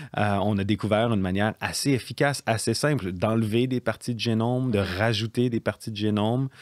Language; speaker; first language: French; native; French